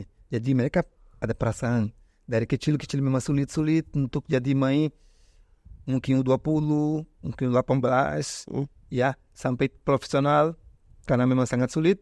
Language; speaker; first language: Indonesian; non-native, fluent; Portuguese